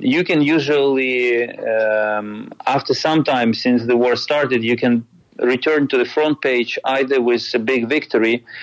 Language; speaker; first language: English; non-native, fluent; Ukrainian